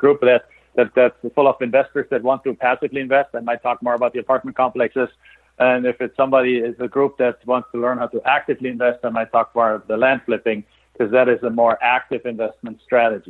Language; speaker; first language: English; non-native, fluent; German